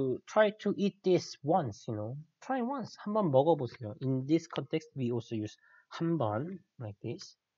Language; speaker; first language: English; non-native, fluent; Korean